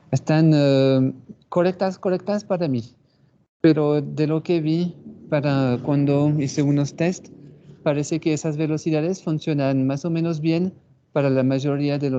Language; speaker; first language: Spanish; non-native, fluent; French